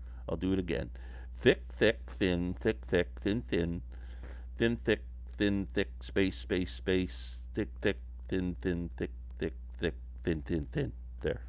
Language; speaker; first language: English; native; English